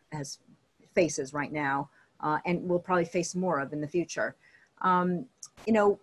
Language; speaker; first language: English; native; English